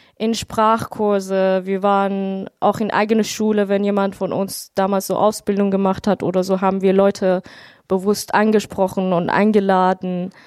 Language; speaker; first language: German; non-native, fluent; Persian